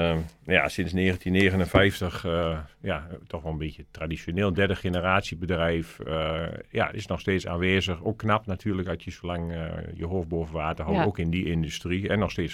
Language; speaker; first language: Dutch; native; Dutch